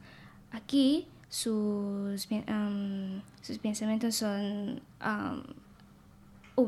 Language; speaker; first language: Spanish; non-native, learner; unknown